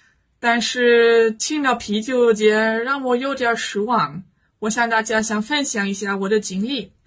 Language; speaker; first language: Chinese; non-native, fluent; German